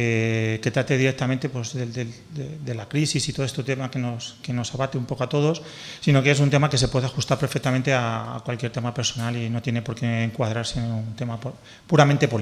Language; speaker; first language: Spanish; native; Spanish